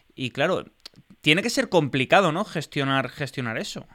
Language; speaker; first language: Spanish; native; Spanish